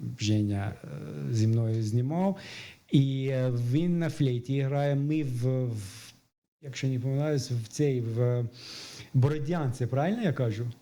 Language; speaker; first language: Ukrainian; non-native, fluent; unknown